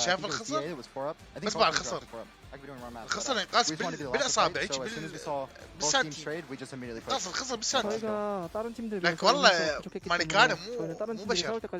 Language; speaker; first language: Arabic; native; Arabic